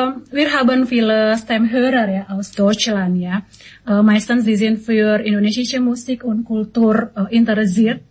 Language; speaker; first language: German; non-native, learner; Indonesian